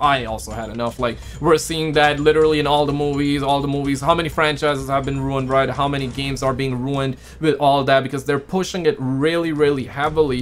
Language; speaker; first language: English; native; English